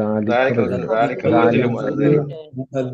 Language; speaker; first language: Arabic; non-native, learner; Malayalam